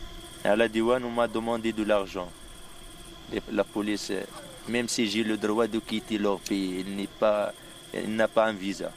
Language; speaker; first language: French; non-native, local second language; Arabic